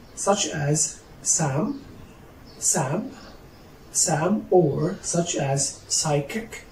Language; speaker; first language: English; non-native, fluent; Arabic